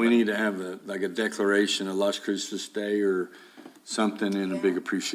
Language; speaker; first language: English; native; English